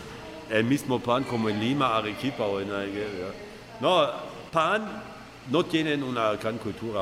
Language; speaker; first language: Spanish; non-native, fluent; German